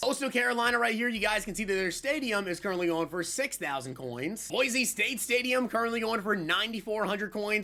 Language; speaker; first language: English; native; English